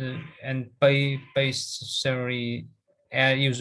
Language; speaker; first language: English; non-native, learner; Vietnamese